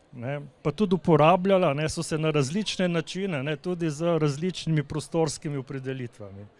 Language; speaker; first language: Slovenian; native; Slovenian